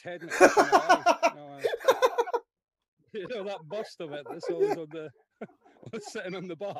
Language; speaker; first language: English; native; English